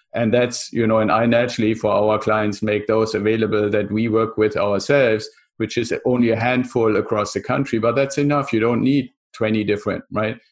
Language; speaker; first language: English; non-native, fluent; German